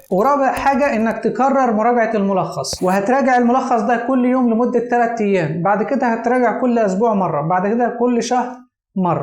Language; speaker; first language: Arabic; native; Arabic